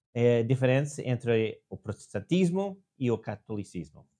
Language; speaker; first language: Portuguese; non-native, fluent; English